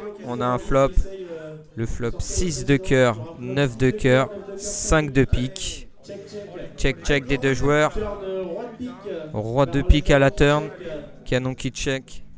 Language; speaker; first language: French; native; French